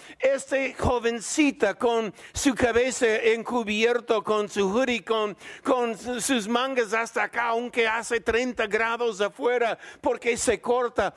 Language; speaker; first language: Spanish; non-native, fluent; English